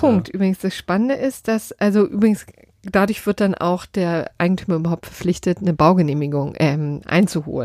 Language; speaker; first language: German; native; German